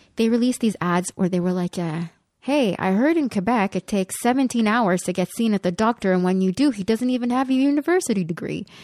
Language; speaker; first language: English; early bilingual, other home language; Spanish